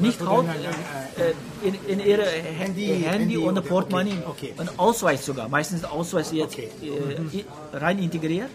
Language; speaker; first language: German; non-native, learner; Uyghur